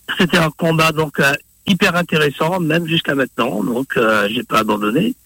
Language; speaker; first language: French; non-native, local second language; Morisyen